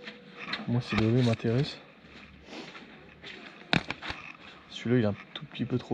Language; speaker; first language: French; native; French